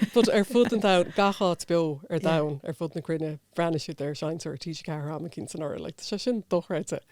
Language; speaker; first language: Irish; non-native, local second language; English